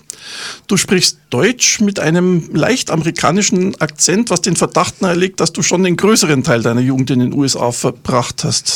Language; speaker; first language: German; native; German